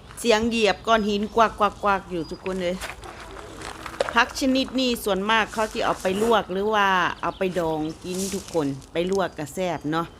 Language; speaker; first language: Thai; non-native, local second language; Lao